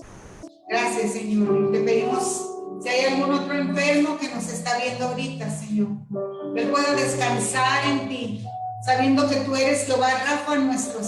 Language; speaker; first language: Spanish; native; Spanish